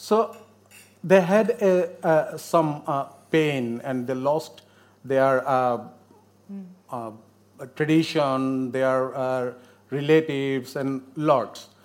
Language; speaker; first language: English; non-native, local second language; Bangla